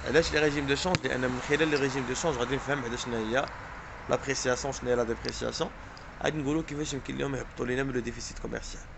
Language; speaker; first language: French; non-native, local second language; Arabic